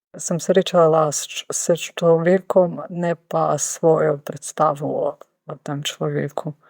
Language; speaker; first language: Slovenian; non-native, fluent; Ukrainian